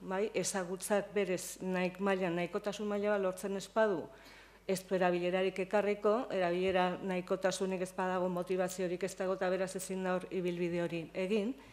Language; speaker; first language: Basque; native; Basque